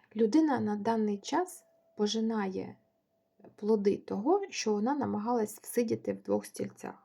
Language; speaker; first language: Ukrainian; non-native, local second language; Russian